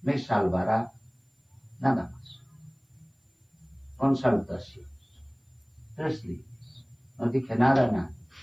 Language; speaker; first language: Spanish; non-native, fluent; Bangla